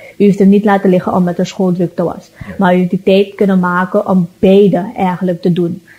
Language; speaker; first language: Dutch; native; Dutch